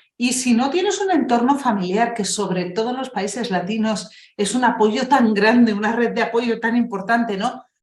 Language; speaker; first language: Spanish; early bilingual, other home language; English